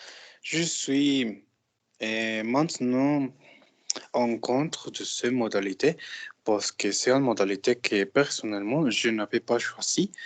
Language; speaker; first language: French; non-native, learner; Spanish